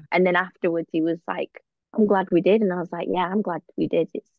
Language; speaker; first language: English; native; English